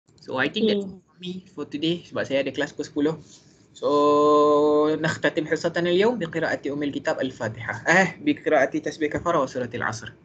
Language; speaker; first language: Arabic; non-native, fluent; Malay